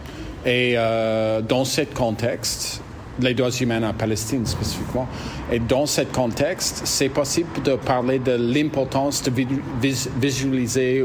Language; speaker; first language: French; non-native, learner; English